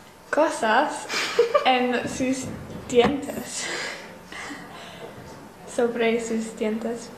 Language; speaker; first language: Spanish; non-native, learner; English